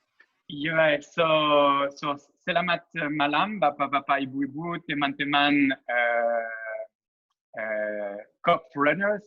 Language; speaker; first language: Indonesian; non-native, learner; French